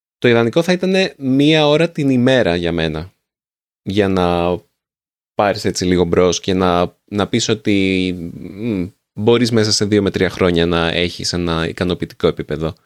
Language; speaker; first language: Greek; native; Greek